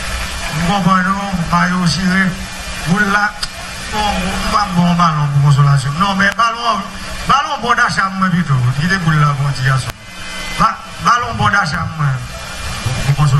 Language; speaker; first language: French; non-native, local second language; Haitian Creole